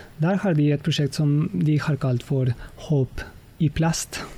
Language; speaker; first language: Norwegian; non-native, fluent; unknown